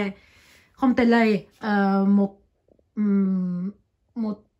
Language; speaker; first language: Vietnamese; non-native, learner; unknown